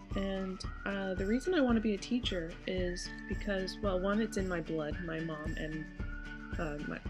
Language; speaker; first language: English; native; English